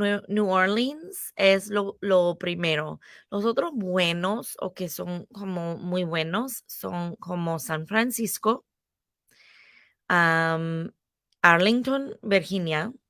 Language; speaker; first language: Spanish; non-native, fluent; English